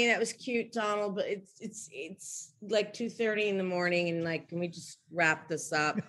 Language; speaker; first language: English; native; English